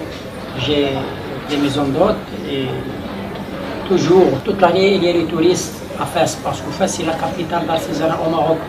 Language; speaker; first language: French; non-native, local second language; Arabic